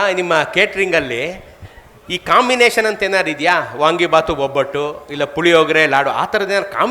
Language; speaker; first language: Kannada; native; Kannada